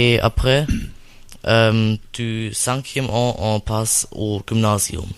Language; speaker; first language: French; non-native, learner; German